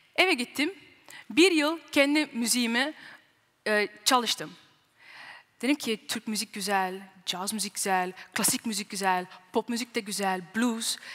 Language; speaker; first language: Turkish; early bilingual, heritage; Turkish